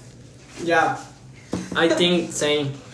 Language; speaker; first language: English; non-native, learner; Spanish